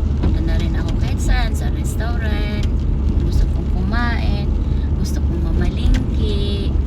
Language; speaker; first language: Filipino; native; Filipino